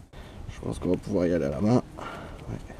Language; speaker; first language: French; native; French